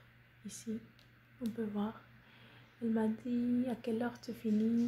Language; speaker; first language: French; non-native, fluent; Spanish